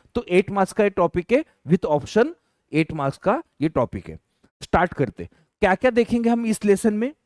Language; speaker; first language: Hindi; non-native, local second language; Marathi